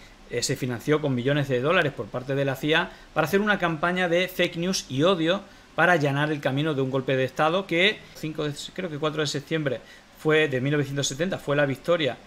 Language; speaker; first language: Spanish; native; Spanish